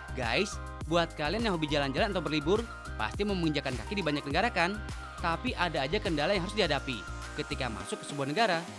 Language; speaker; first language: Indonesian; native; Indonesian